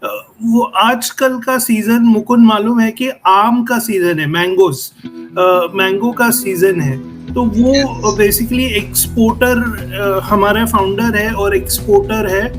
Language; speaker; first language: Hindi; native; Hindi